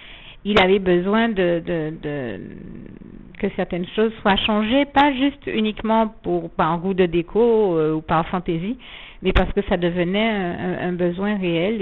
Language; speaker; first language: French; native; French